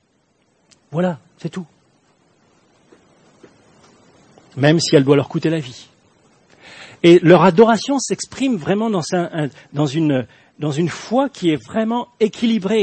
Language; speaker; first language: French; native; French